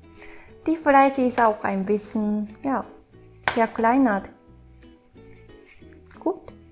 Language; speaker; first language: German; non-native, fluent; Japanese